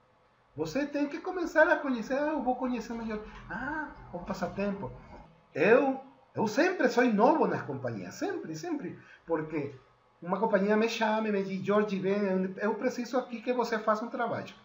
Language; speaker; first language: Portuguese; non-native, fluent; Spanish